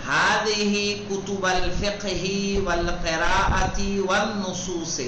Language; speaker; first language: Arabic; non-native, fluent; Urdu